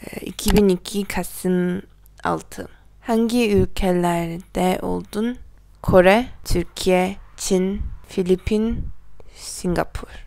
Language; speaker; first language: Turkish; non-native, learner; Korean